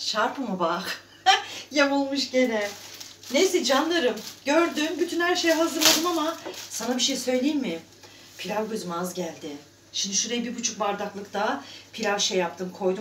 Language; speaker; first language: Turkish; native; Turkish